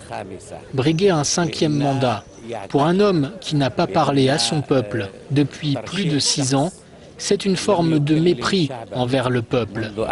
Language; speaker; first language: French; non-native, local second language; Arabic